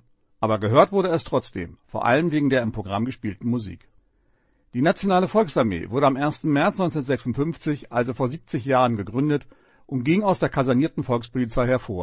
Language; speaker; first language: German; native; German